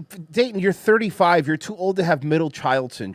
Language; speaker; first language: English; native; English